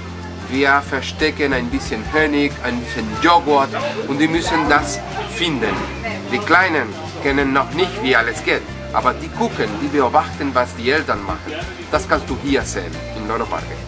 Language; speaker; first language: German; non-native, learner; Spanish